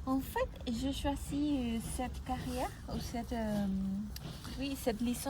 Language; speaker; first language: French; non-native, learner; Spanish